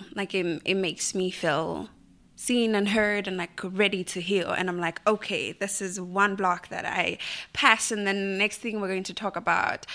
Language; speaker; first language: English; non-native, local second language; Bemba